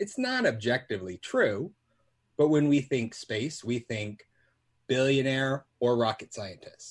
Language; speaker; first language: English; native; English